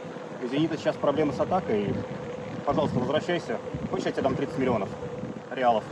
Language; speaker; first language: Russian; native; Russian